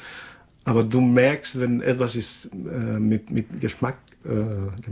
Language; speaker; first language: German; non-native, fluent; Spanish